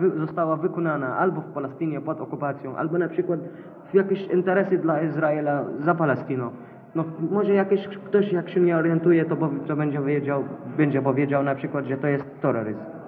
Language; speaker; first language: Polish; non-native, learner; Arabic